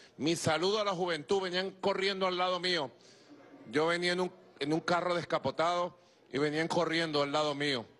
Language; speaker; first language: Spanish; native; Spanish